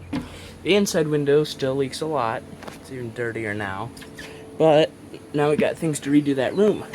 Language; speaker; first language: English; native; English